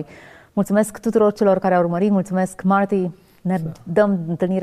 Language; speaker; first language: Romanian; native; Romanian